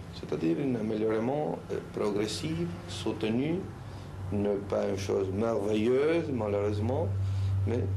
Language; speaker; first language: French; non-native, fluent; Spanish